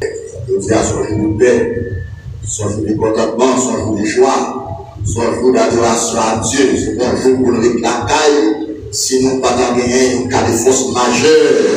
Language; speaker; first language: French; non-native, local second language; Haitian Creole